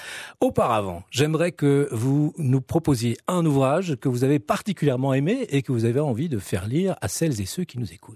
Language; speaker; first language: French; native; French